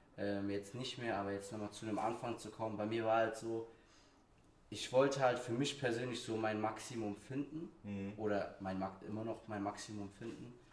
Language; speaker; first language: German; early bilingual, other home language; Portuguese